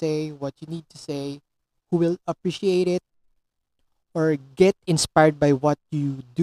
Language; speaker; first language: English; non-native, local second language; Filipino